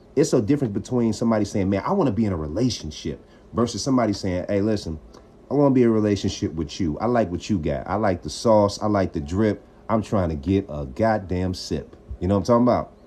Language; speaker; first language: English; native; English